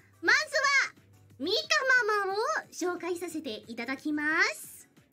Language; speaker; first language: Japanese; non-native, learner; English